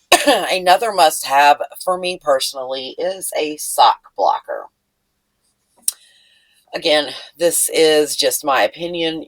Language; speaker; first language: English; native; English